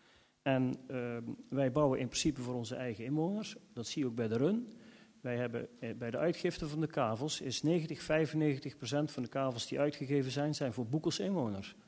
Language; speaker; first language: Dutch; native; Dutch